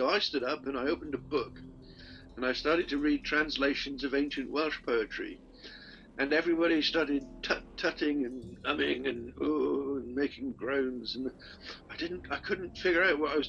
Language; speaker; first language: English; native; English